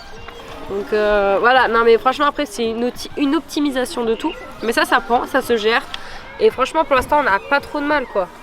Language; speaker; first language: French; native; French